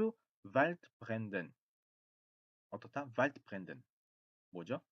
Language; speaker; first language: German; non-native, fluent; Korean